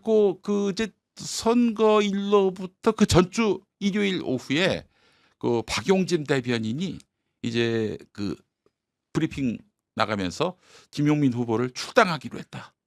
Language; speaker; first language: Korean; native; Korean